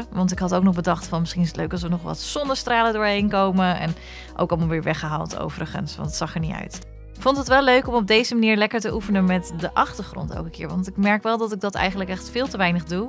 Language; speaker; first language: Dutch; native; Dutch